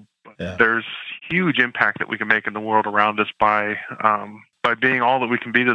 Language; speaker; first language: English; native; English